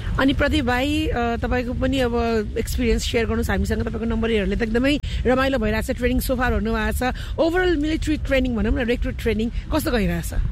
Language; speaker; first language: Nepali; native; Nepali